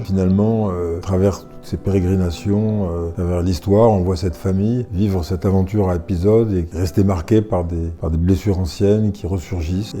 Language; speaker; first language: French; native; French